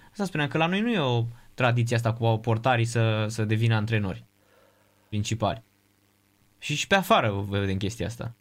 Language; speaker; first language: Romanian; native; Romanian